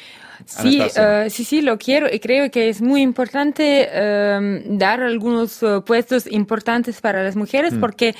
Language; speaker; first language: Spanish; non-native, learner; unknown